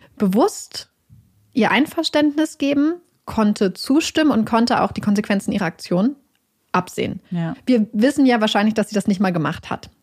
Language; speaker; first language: German; native; German